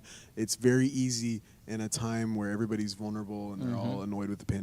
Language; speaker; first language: English; native; English